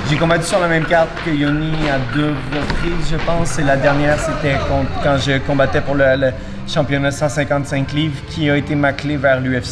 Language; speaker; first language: French; native; French